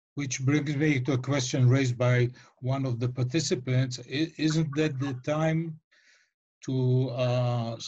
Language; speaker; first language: English; non-native, fluent; Hebrew